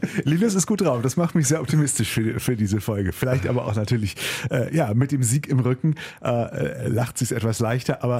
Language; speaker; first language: German; native; German